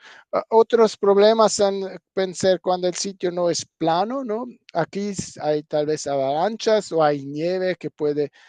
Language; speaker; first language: Spanish; non-native, fluent; German